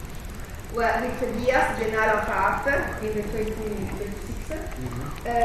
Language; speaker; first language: English; non-native, learner; Italian